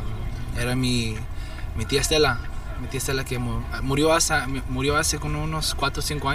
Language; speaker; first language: Spanish; early bilingual, heritage; Spanish